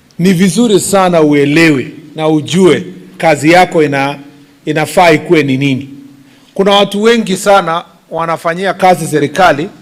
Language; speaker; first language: Swahili; non-native, local second language; Kalenjin